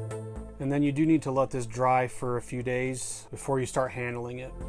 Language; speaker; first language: English; native; English